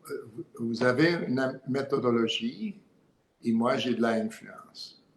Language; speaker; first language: French; non-native, learner; English